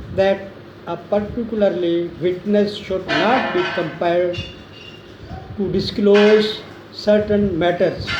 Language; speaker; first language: English; non-native, local second language; Urdu